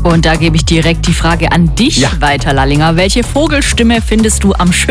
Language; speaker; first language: German; native; German